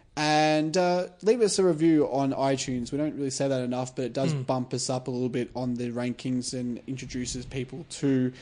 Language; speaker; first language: English; native; English